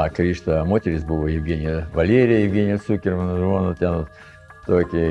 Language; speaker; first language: Lithuanian; non-native, fluent; Russian